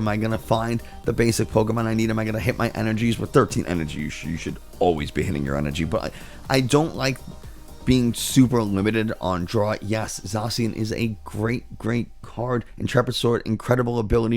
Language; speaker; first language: English; native; English